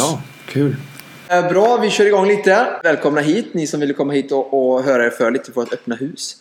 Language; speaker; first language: Swedish; native; Swedish